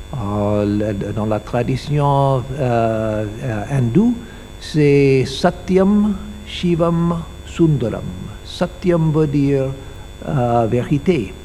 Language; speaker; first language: French; non-native, learner; English